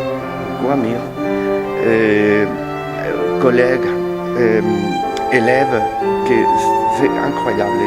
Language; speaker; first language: French; non-native, learner; Spanish